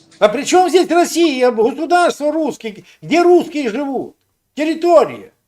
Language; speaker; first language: Russian; non-native, local second language; Ukrainian